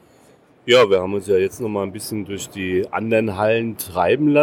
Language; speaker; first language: German; native; German